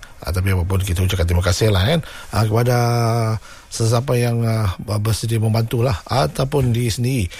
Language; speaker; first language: Malay; non-native, local second language; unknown